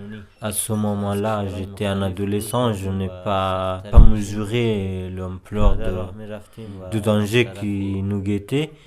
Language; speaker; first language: French; non-native, fluent; Persian